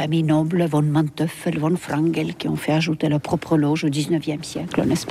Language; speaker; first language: French; non-native, fluent; Estonian